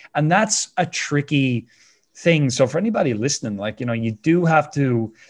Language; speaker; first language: English; native; English